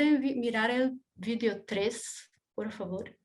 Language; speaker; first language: Spanish; non-native, learner; Portuguese